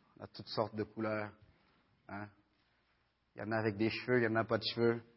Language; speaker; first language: French; early bilingual, other home language; Haitian Creole